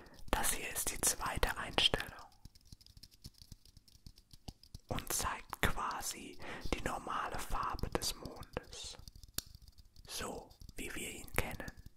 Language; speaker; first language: German; native; German